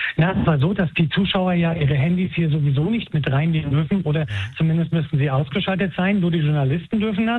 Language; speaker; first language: German; native; German